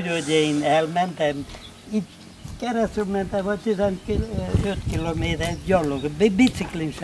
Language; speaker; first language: Hungarian; non-native, local second language; Romanian